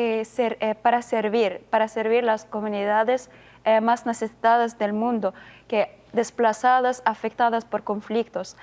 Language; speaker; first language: Spanish; non-native, learner; Arabic